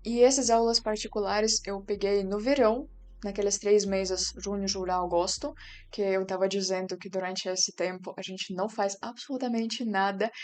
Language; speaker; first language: Portuguese; non-native, fluent; Russian